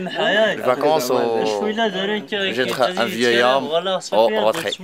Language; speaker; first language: French; non-native, learner; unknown